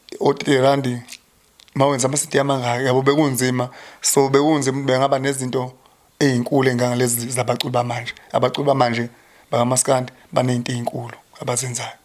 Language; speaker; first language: Zulu; native; Zulu